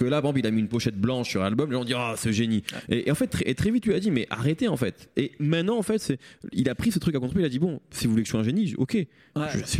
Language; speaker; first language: French; native; French